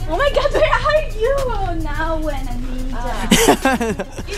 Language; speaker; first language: English; non-native, learner; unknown